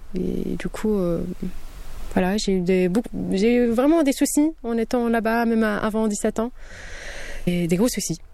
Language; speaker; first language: French; non-native, local second language; Kabyle